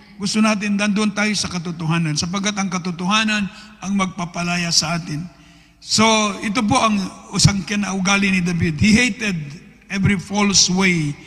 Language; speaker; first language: Filipino; native; Filipino